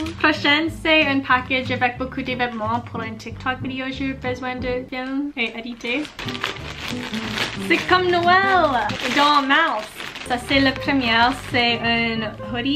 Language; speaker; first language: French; non-native, local second language; English